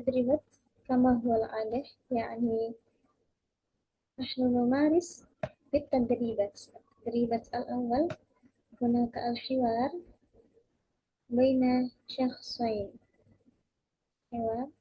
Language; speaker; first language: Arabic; non-native, fluent; Indonesian